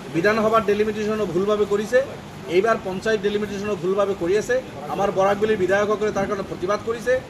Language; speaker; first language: Assamese; non-native, local second language; Bangla